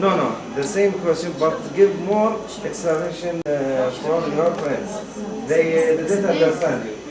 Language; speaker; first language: English; non-native, learner; Arabic